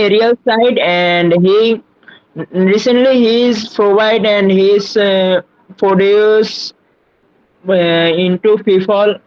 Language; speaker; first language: English; non-native, learner; Bangla